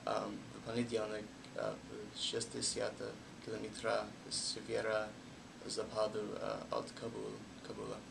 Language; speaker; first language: Russian; non-native, learner; English